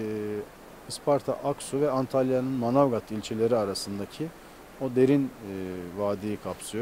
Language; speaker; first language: Turkish; native; Turkish